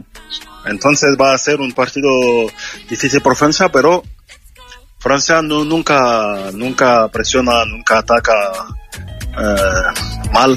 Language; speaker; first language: Spanish; non-native, fluent; French